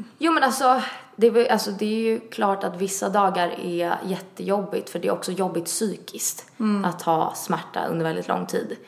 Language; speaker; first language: Swedish; early bilingual, other home language; Italian